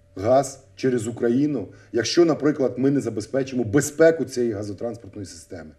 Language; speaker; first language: Ukrainian; native; Ukrainian